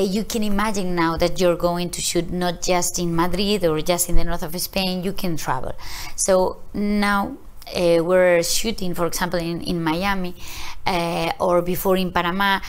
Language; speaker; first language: English; non-native, learner; Spanish